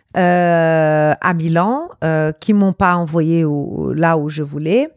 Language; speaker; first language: French; non-native, fluent; Portuguese